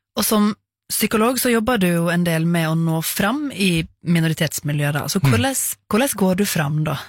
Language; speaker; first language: Norwegian; native; Norwegian